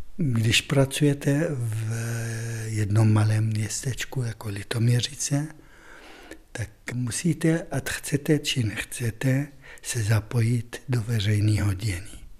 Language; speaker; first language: Czech; non-native, fluent; Arabic